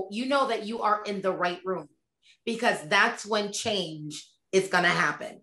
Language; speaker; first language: English; native; English